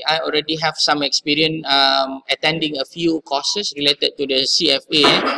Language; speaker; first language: English; non-native, local second language; Malay